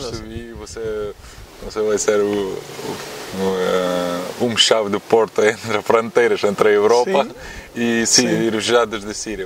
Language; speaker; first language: Portuguese; non-native, learner; Russian